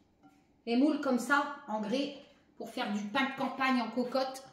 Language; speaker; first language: French; native; French